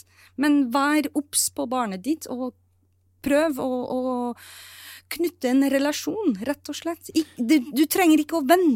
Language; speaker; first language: Norwegian; non-native, fluent; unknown